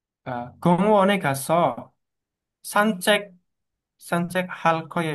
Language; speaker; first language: Korean; non-native, learner; Indonesian